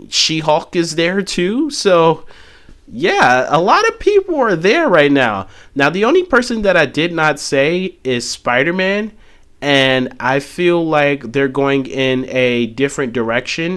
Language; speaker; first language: English; native; English